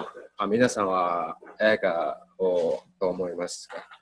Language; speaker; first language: Japanese; non-native, learner; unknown